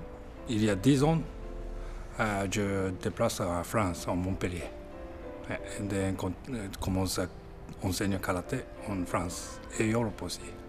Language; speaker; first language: French; non-native, learner; Japanese